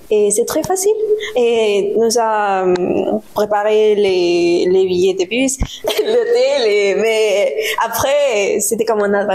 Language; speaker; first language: French; non-native, learner; Spanish